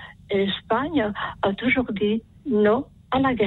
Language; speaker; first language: French; non-native, fluent; Spanish